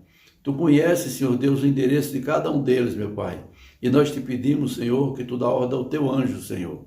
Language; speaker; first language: Portuguese; native; Portuguese